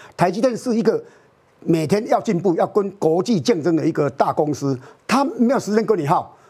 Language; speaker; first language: Chinese; native; Chinese